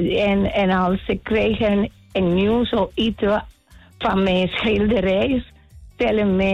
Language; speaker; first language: Dutch; non-native, learner; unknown